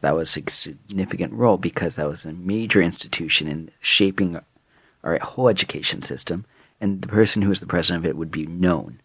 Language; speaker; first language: English; native; English